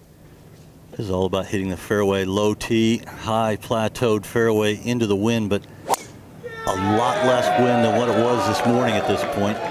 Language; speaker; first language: English; native; English